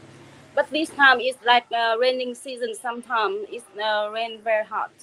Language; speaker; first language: English; non-native, learner; Vietnamese